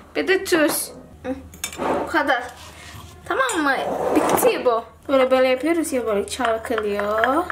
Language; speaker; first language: Turkish; non-native, learner; Indonesian